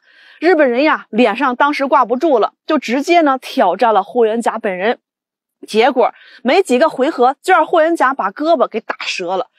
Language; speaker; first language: Chinese; native; Chinese